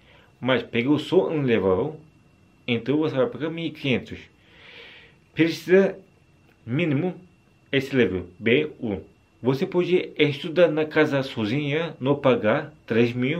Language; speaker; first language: Portuguese; non-native, learner; Turkish